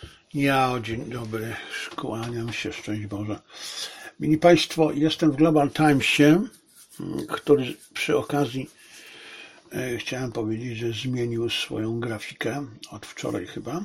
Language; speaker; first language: Polish; native; Polish